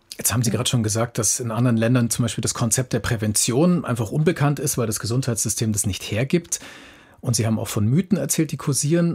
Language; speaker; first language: German; native; German